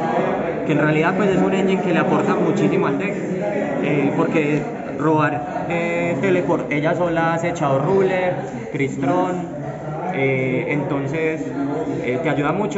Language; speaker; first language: Spanish; native; Spanish